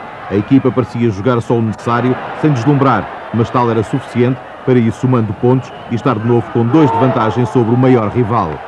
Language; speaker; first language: Portuguese; native; Portuguese